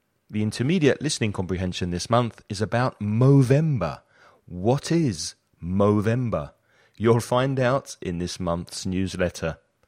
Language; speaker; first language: English; native; English